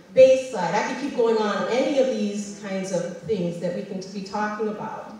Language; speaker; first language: English; native; English